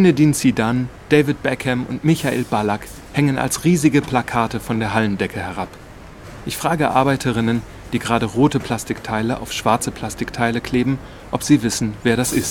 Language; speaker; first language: German; native; German